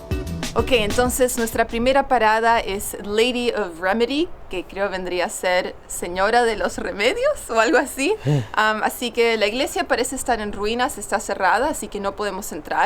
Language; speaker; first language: Spanish; native; Spanish